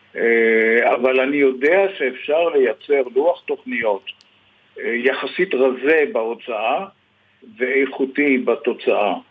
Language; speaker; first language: Hebrew; native; Hebrew